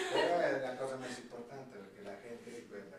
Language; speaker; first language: Spanish; non-native, learner; Italian